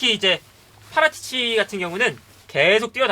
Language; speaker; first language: Korean; native; Korean